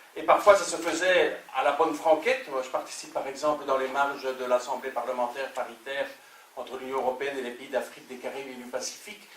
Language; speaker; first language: French; native; French